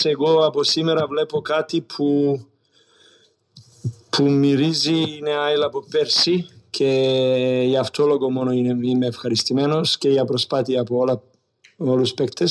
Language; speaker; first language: Greek; non-native, learner; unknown